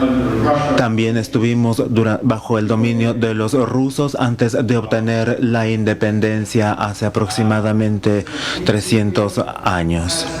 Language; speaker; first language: Spanish; non-native, fluent; Finnish